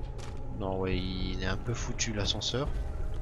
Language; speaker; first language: French; native; French